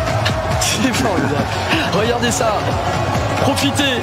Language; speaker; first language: French; native; French